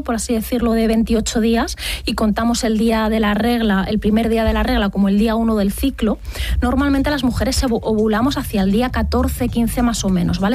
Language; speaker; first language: Spanish; native; Spanish